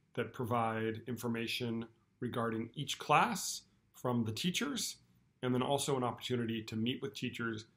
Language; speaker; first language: English; native; English